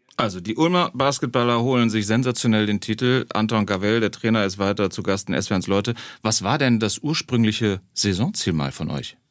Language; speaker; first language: German; native; German